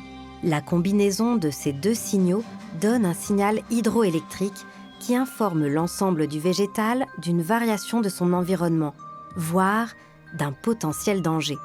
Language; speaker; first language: French; native; French